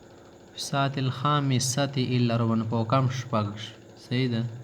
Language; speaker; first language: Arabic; non-native, fluent; Pashto